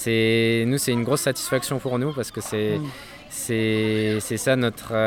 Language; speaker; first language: French; native; French